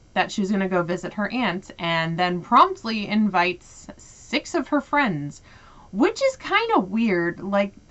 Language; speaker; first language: English; native; English